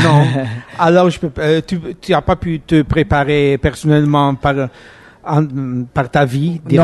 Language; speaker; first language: French; non-native, fluent; Italian